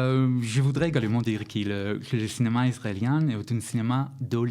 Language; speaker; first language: French; non-native, learner; Hebrew